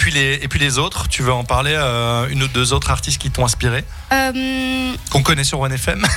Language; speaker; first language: French; native; French